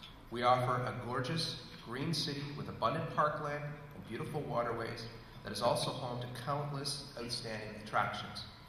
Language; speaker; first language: English; native; English